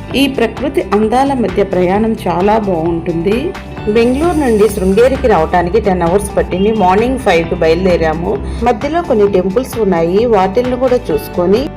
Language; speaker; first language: Telugu; native; Telugu